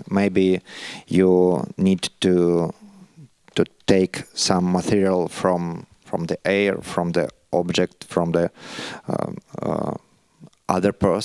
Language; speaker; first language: English; non-native, learner; Russian